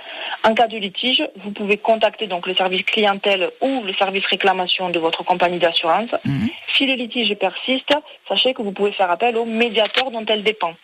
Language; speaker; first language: French; native; French